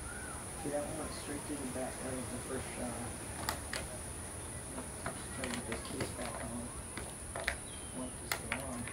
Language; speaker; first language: English; native; English